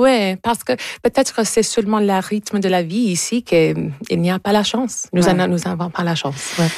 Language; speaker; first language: French; non-native, local second language; English